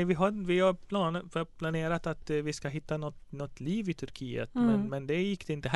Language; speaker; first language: Swedish; non-native, fluent; Arabic